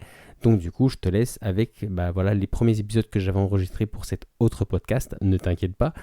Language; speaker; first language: French; native; French